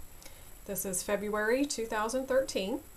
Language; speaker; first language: English; native; English